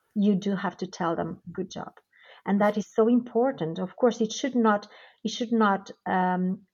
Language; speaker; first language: English; non-native, fluent; Portuguese